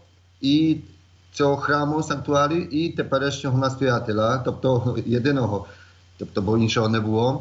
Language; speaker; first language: Polish; non-native, learner; Ukrainian